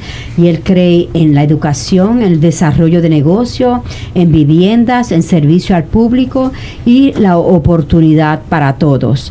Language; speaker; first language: Spanish; native; Spanish